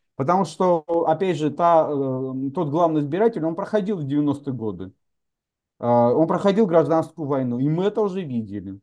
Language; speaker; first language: Russian; non-native, local second language; Georgian